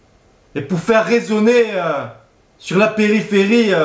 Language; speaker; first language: French; native; French